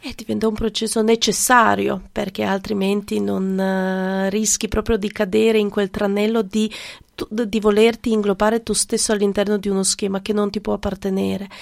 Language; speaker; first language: Italian; non-native, fluent; Serbian